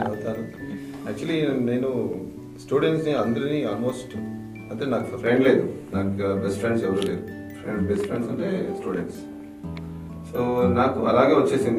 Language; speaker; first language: Telugu; non-native, fluent; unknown